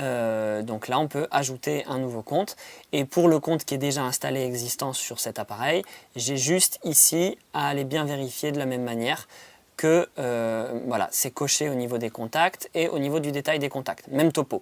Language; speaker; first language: French; native; French